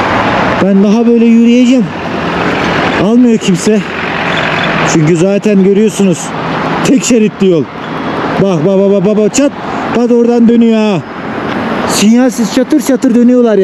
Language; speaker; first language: Turkish; native; Turkish